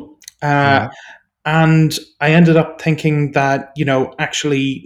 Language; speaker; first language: English; native; English